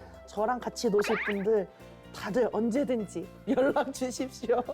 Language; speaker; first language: Korean; native; Korean